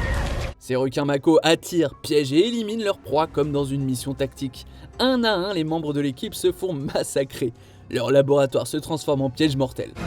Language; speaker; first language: French; native; French